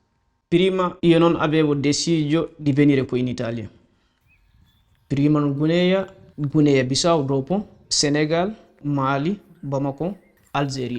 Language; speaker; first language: Italian; non-native, learner; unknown